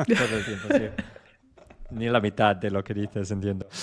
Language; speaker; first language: Spanish; non-native, fluent; English